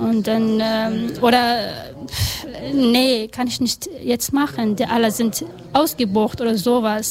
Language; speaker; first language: German; non-native, learner; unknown